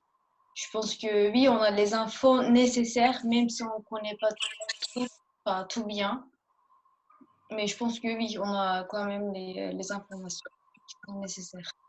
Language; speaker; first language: French; early bilingual, other home language; Turkish